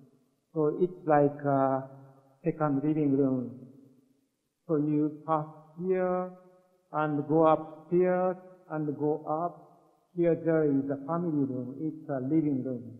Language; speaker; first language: English; non-native, learner; Japanese